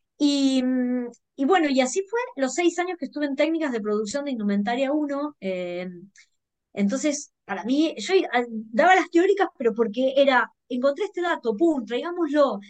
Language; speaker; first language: Spanish; native; Spanish